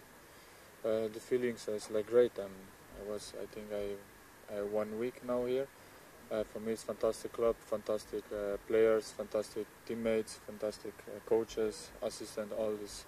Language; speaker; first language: English; non-native, learner; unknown